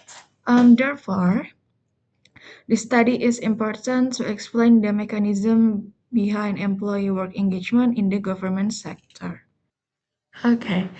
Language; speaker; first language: English; non-native, learner; Indonesian